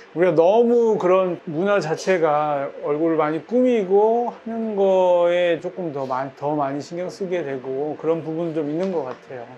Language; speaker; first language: Korean; native; Korean